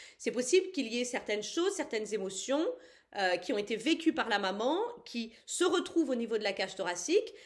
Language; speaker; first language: French; native; French